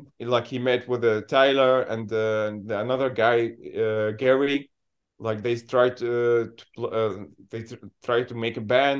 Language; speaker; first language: English; non-native, learner; Arabic